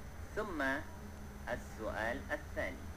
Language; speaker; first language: Arabic; non-native, fluent; Malay